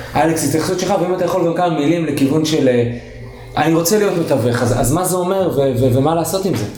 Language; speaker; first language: Hebrew; native; Hebrew